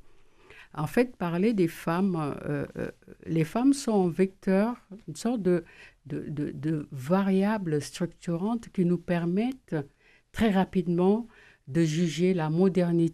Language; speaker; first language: French; non-native, local second language; Wolof